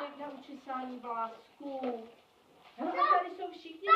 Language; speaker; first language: Czech; native; Czech